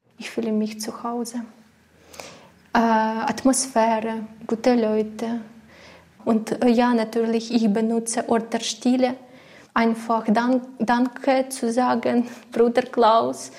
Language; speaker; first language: German; non-native, learner; Ukrainian